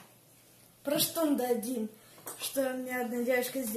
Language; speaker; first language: Russian; early bilingual, heritage; Russian